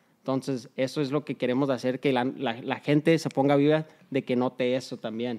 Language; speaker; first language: Spanish; early bilingual, heritage; Spanish